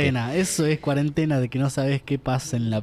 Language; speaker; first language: Spanish; native; Spanish